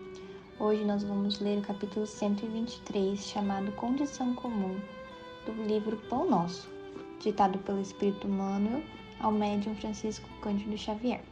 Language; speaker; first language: Portuguese; native; Portuguese